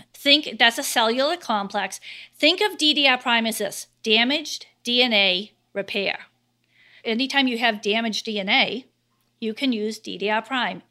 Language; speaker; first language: English; native; English